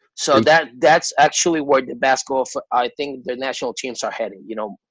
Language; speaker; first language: English; non-native, fluent; Spanish